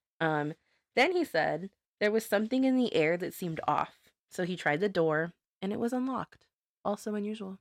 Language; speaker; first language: English; native; English